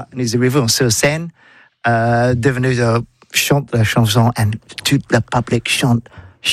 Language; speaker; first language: French; non-native, learner; English